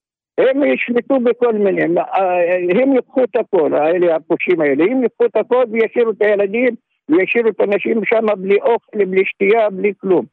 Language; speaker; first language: Hebrew; non-native, local second language; Arabic